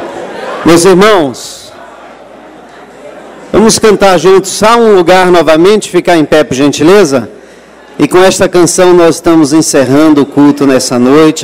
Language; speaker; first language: Portuguese; native; Portuguese